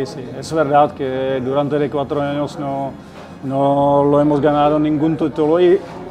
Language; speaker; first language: Spanish; non-native, fluent; Czech